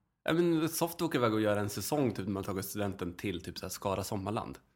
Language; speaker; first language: Swedish; native; Swedish